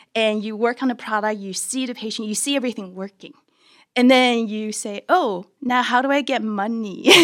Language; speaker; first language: English; early bilingual, other home language; Chinese